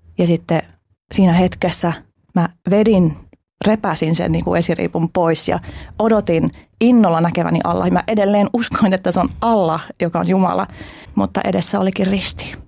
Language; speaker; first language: Finnish; early bilingual, other home language; Albanian